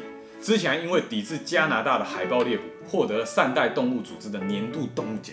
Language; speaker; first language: Chinese; native; Chinese